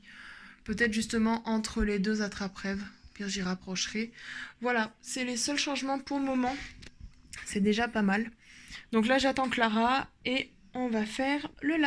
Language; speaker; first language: French; native; French